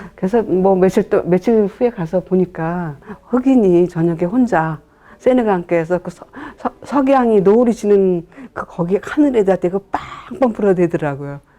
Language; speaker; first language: Korean; native; Korean